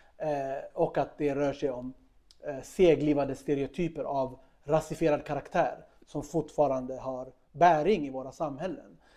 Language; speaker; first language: Swedish; early bilingual, other home language; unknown